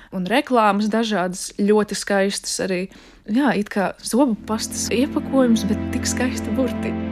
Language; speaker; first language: Latvian; non-native, fluent; Russian